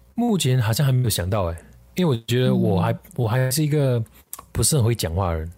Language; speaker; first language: Chinese; native; Chinese